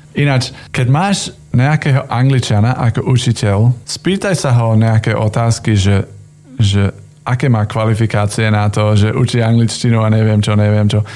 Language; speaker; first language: Slovak; non-native, fluent; English